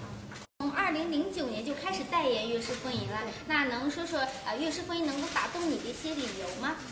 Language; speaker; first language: Chinese; native; Chinese